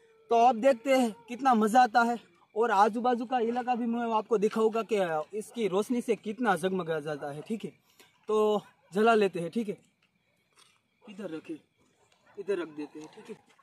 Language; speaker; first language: Hindi; non-native, local second language; Gujarati